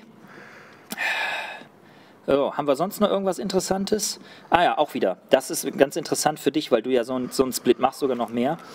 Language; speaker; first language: German; native; German